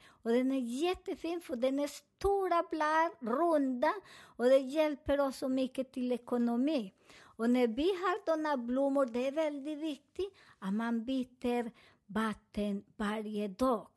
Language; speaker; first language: Swedish; non-native, learner; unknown